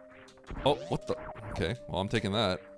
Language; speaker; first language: English; native; English